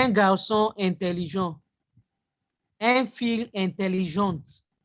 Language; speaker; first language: French; non-native, fluent; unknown